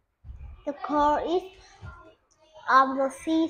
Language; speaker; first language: English; non-native, learner; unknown